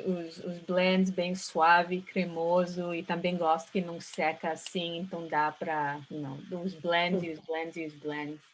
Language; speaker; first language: Portuguese; early bilingual, heritage; Portuguese